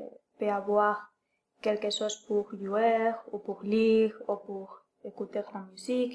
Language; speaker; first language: French; non-native, learner; Spanish